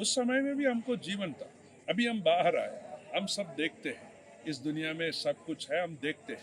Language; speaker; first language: Hindi; non-native, local second language; Malayalam